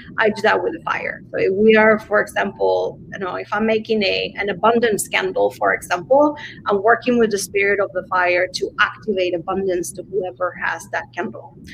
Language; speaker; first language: English; non-native, fluent; Spanish